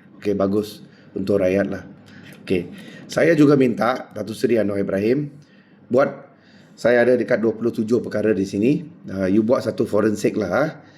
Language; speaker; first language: Malay; non-native, local second language; Punjabi